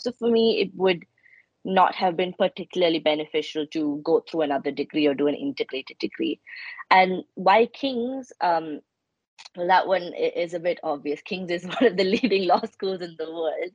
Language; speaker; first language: English; non-native, local second language; Malayalam